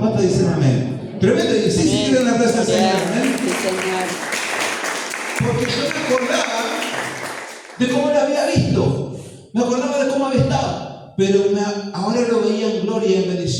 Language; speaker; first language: Spanish; native; Spanish